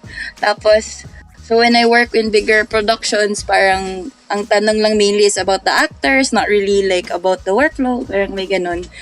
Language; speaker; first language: Filipino; non-native, local second language; Cebuano